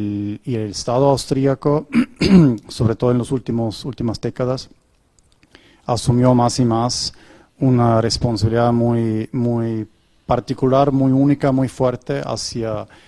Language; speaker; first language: Spanish; non-native, fluent; German